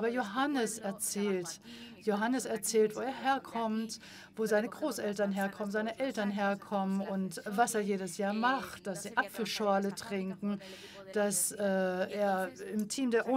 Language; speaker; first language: German; non-native, fluent; Spanish